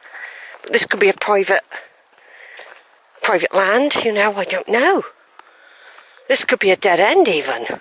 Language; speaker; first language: English; native; English